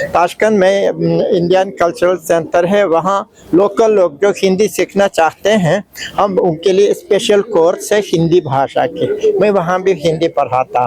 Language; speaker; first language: Hindi; non-native, fluent; Uzbek